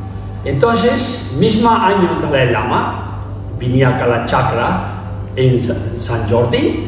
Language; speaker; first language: Spanish; non-native, learner; Tibetan